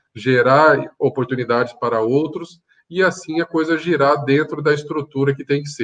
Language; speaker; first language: Portuguese; native; Portuguese